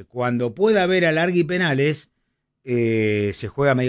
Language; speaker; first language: Spanish; native; Spanish